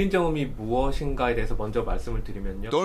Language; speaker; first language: Korean; native; Korean